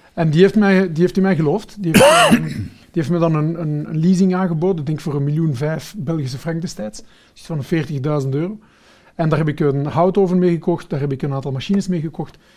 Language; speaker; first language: Dutch; early bilingual, other home language; Portuguese